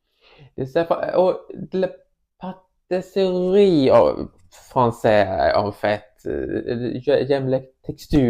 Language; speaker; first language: French; non-native, learner; Swedish